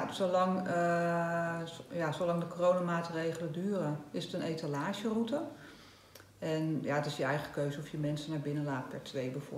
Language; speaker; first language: Dutch; native; Dutch